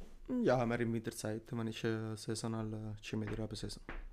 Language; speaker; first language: German; non-native, learner; Italian